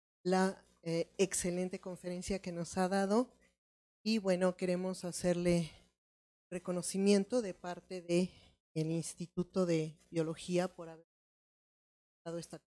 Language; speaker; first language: Spanish; native; Spanish